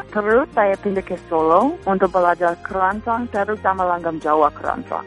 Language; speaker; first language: Indonesian; non-native, fluent; English